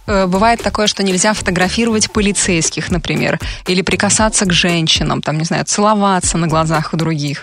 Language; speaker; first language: Russian; native; Russian